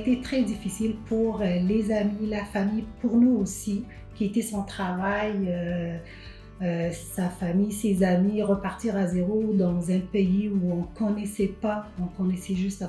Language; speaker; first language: French; non-native, local second language; Arabic